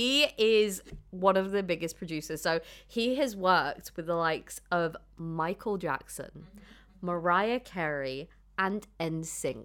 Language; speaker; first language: English; native; English